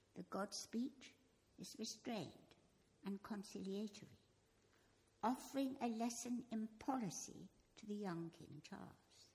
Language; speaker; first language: English; native; English